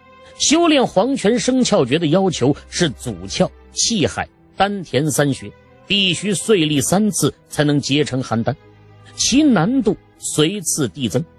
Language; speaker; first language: Chinese; native; Chinese